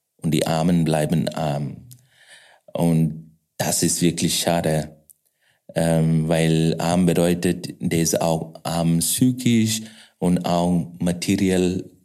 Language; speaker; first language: German; non-native, fluent; Kannada